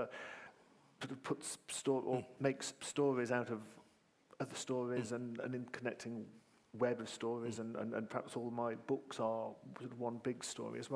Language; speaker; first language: English; native; English